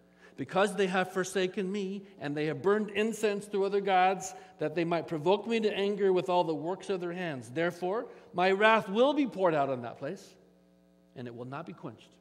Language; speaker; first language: English; native; English